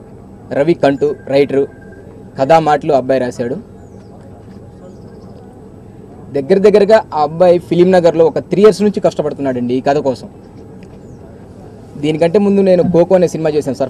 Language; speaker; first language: Telugu; native; Telugu